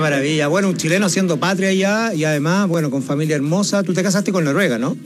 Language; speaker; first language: Spanish; native; Spanish